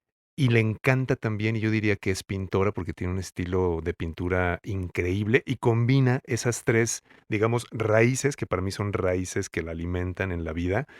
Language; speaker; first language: Spanish; native; Spanish